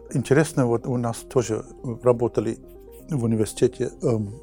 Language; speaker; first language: Russian; non-native, fluent; English